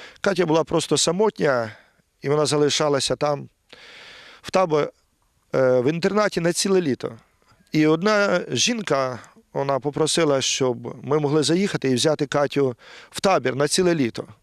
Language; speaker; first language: Ukrainian; native; Ukrainian